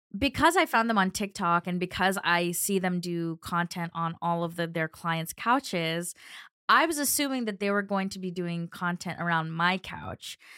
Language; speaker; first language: English; early bilingual, other home language; Telugu